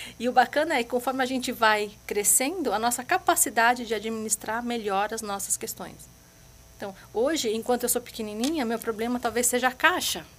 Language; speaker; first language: Portuguese; early bilingual, other home language; Arabic